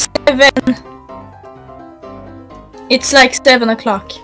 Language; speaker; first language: English; non-native, learner; Swedish